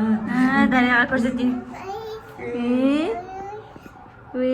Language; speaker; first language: French; non-native, learner; Kazakh